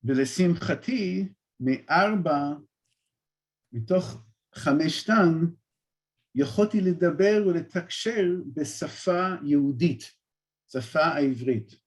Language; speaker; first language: Hebrew; non-native, fluent; English